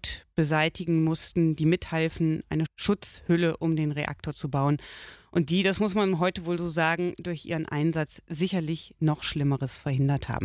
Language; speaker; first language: German; native; German